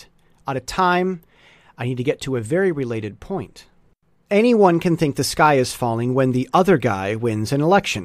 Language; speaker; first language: English; native; English